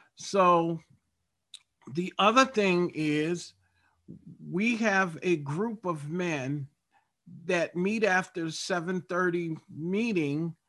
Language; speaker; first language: English; native; English